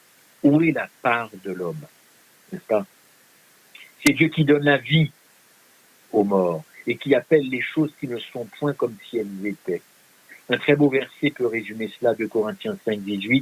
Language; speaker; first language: French; native; French